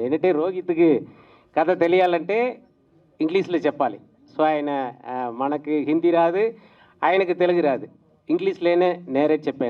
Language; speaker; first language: Telugu; native; Telugu